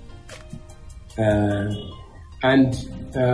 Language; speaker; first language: English; non-native, local second language; Hausa